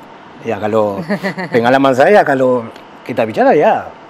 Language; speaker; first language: Indonesian; non-native, fluent; Spanish